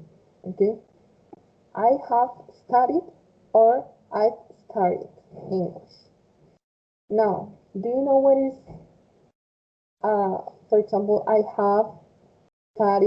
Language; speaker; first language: English; non-native, fluent; Spanish